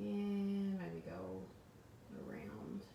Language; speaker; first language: English; native; English